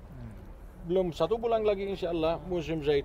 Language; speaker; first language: Indonesian; non-native, learner; Arabic